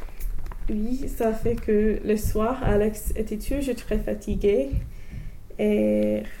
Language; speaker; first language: French; non-native, learner; English